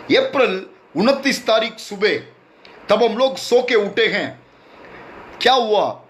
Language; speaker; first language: Hindi; non-native, local second language; Tamil